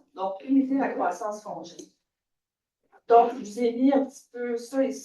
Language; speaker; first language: French; native; French